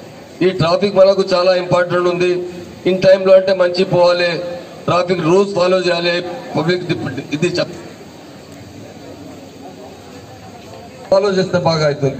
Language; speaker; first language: Telugu; non-native, local second language; Urdu